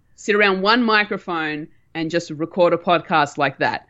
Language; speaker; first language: English; native; English